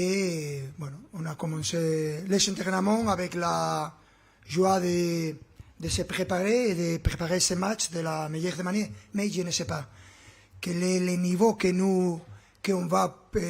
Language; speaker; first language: French; non-native, fluent; Spanish